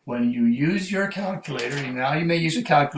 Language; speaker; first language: English; native; English